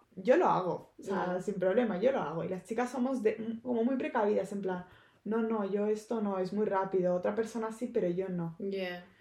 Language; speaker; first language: Spanish; native; Spanish